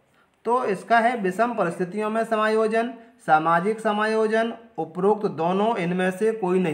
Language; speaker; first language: Hindi; native; Hindi